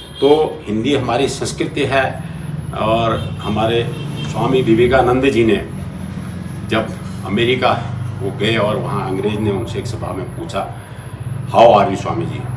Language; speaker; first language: Hindi; native; Hindi